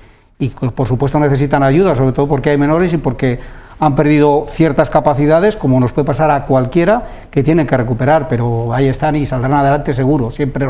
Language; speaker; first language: Spanish; native; Spanish